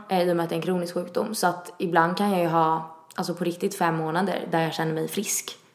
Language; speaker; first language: Swedish; early bilingual, other home language; Italian